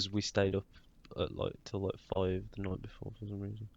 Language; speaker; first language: English; native; English